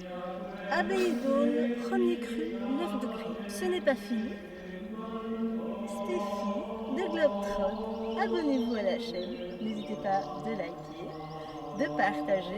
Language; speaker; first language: French; native; French